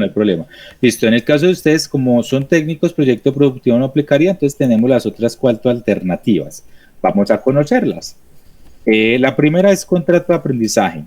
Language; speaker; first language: Spanish; native; Spanish